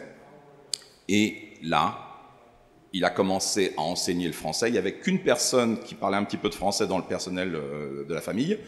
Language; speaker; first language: French; native; French